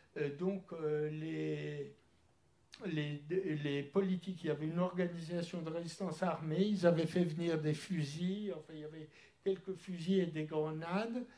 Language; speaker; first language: French; early bilingual, other home language; Yiddish